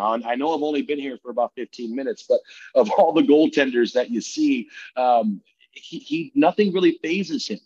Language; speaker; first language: English; native; English